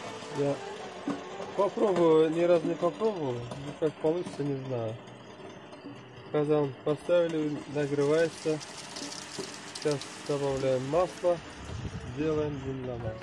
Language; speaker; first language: Russian; non-native, learner; Uzbek